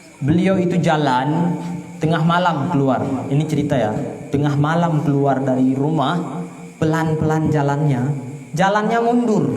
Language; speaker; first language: Indonesian; non-native, local second language; Achinese